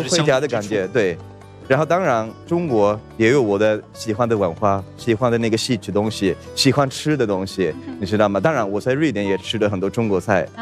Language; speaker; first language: Chinese; non-native, fluent; Swedish